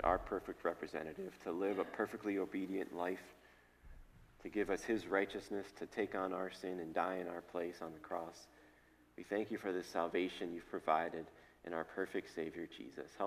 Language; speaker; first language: English; native; English